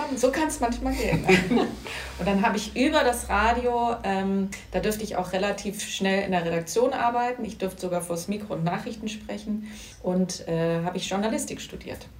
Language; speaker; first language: German; native; German